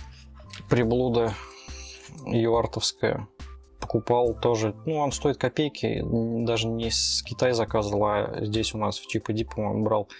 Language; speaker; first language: Russian; native; Russian